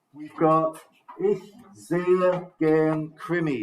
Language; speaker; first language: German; non-native, fluent; English